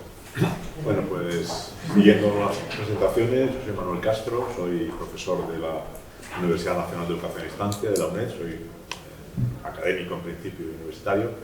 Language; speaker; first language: Spanish; native; Spanish